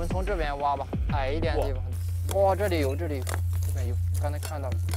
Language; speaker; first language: Chinese; native; Chinese